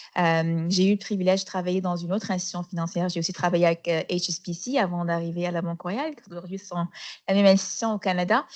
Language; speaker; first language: French; non-native, local second language; Arabic